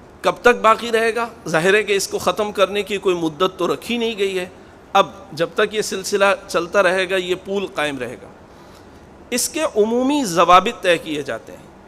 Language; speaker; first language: Urdu; native; Urdu